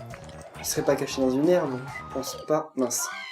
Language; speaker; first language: French; native; French